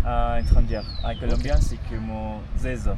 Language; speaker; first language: French; non-native, learner; Spanish